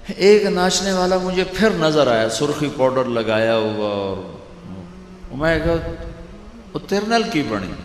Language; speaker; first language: Urdu; non-native, local second language; Punjabi